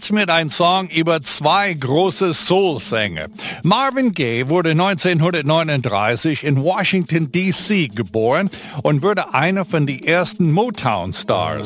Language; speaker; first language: German; non-native, fluent; English